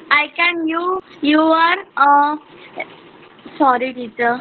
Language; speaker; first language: English; non-native, learner; Marathi